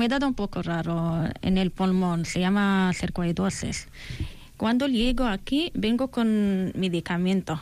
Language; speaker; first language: Spanish; non-native, learner; Arabic